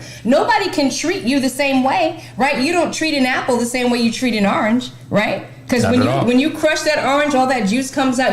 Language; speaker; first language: English; native; English